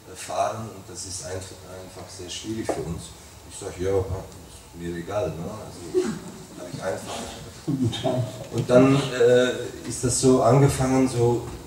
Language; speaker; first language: German; non-native, fluent; Dutch